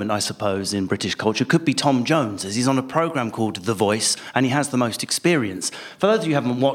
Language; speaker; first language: English; native; English